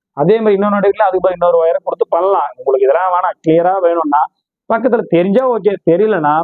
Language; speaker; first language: Tamil; native; Tamil